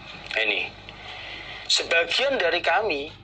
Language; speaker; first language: Indonesian; non-native, local second language; Javanese